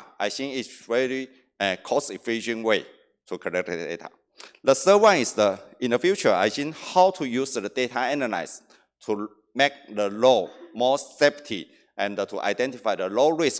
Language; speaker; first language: English; non-native, learner; Chinese